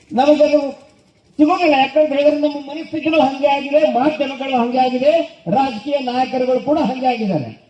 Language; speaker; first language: Kannada; native; Kannada